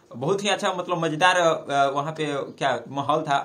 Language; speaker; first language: Hindi; non-native, local second language; Bhojpuri